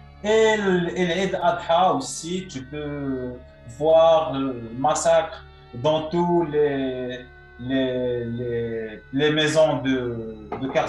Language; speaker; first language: French; non-native, local second language; Arabic